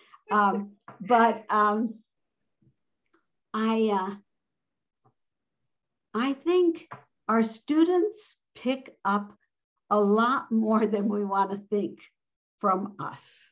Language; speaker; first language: English; early bilingual, other home language; Spanish